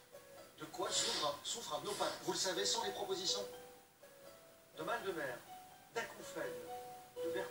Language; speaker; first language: French; native; French